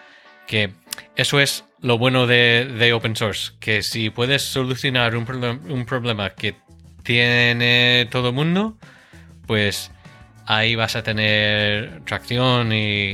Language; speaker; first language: Spanish; non-native, fluent; English